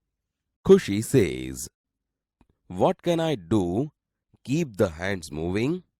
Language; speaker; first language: English; non-native, local second language; Gujarati